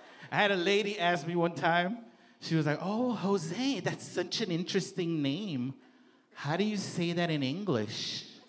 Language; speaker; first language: English; early bilingual, other home language; Spanish